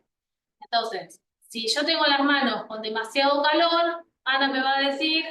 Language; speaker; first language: Spanish; native; Spanish